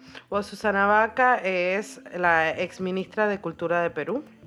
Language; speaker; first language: Spanish; native; Spanish